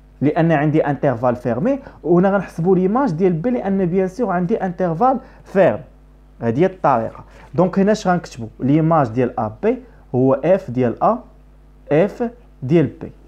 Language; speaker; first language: Arabic; native; Arabic